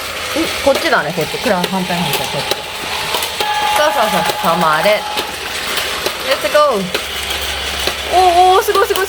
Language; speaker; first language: Japanese; native; Japanese